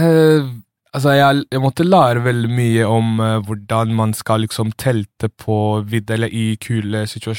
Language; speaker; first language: Norwegian; early bilingual, other home language; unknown